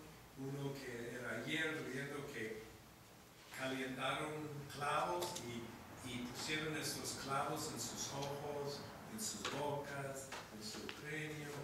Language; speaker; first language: Spanish; non-native, fluent; English